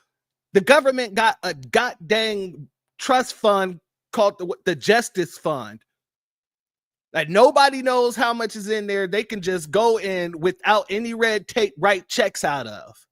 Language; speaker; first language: English; native; English